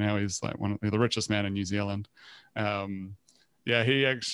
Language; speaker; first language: English; native; English